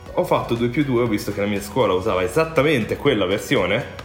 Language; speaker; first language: Italian; early bilingual, other home language; Romanian